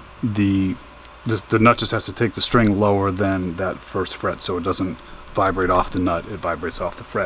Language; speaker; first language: English; native; English